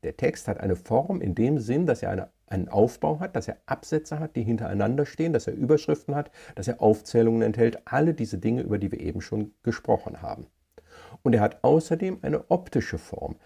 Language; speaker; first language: German; native; German